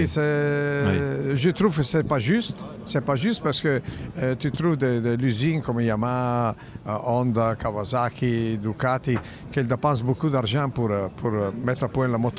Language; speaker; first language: French; non-native, fluent; Italian